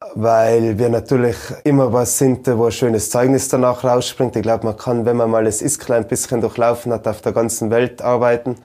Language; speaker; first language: German; native; German